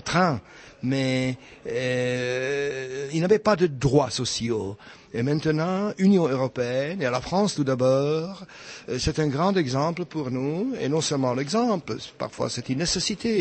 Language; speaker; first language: French; non-native, fluent; Czech